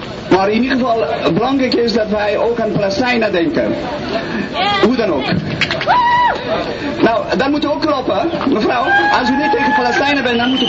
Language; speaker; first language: Dutch; non-native, fluent; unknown